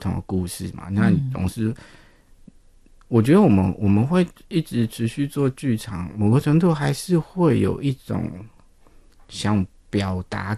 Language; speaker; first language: Chinese; non-native, local second language; Min Nan Chinese